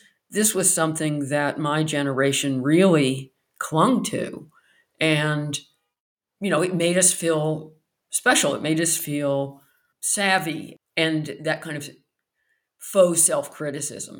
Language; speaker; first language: English; native; English